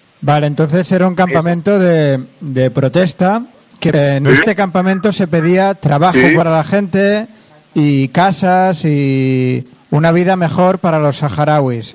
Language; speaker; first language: Spanish; non-native, local second language; Catalan